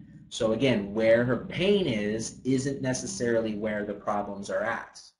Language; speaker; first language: English; native; English